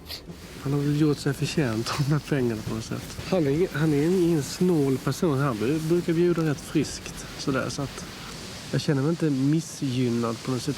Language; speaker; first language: Swedish; native; Swedish